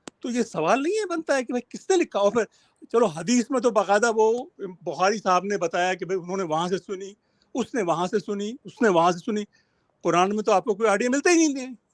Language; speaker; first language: Urdu; native; Urdu